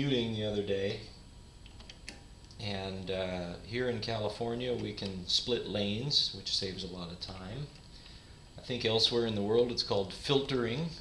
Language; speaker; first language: English; native; English